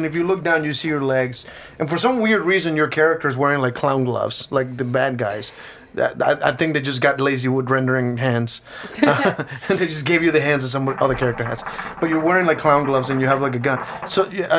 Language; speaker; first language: English; non-native, fluent; Spanish